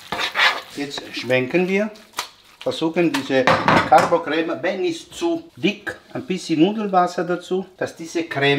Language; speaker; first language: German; non-native, learner; Italian